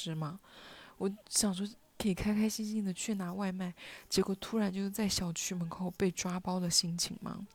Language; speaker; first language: Chinese; non-native, local second language; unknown